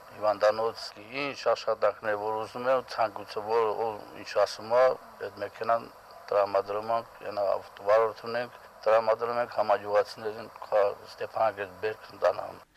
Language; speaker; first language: Armenian; native; Armenian